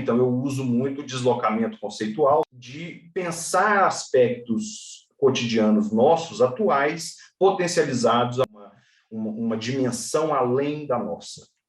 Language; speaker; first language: Portuguese; native; Portuguese